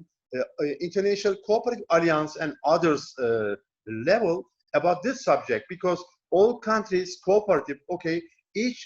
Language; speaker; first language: English; non-native, learner; Turkish